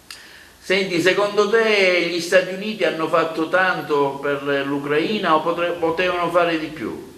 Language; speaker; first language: Italian; native; Italian